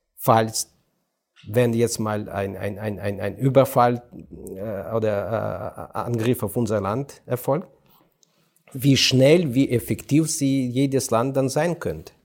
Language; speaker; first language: German; non-native, fluent; Ukrainian